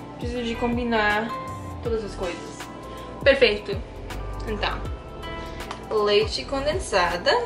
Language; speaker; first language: Portuguese; non-native, learner; English